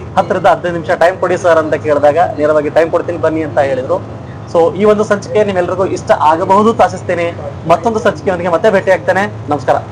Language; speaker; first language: Kannada; native; Kannada